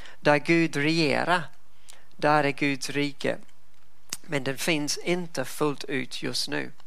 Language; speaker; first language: Swedish; non-native, fluent; English